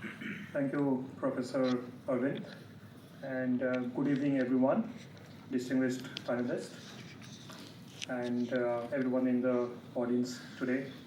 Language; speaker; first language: English; non-native, local second language; Bangla